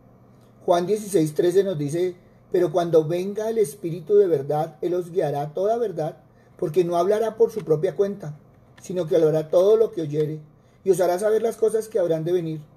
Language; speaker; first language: Spanish; native; Spanish